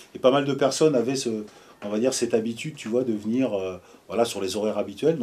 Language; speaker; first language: French; native; French